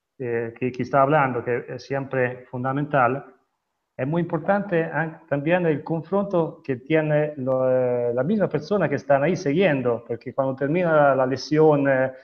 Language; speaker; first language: Spanish; non-native, learner; Italian